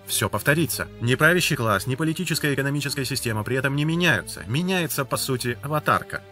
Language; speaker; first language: Russian; native; Russian